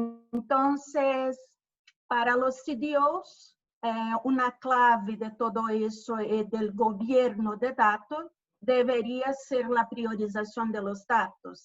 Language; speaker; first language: Spanish; non-native, fluent; Portuguese